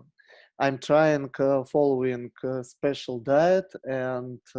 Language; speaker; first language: English; non-native, learner; Russian